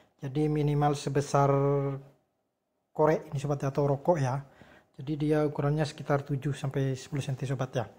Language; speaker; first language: Indonesian; non-native, local second language; Javanese